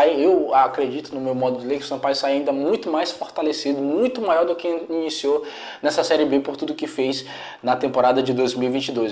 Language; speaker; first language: Portuguese; native; Portuguese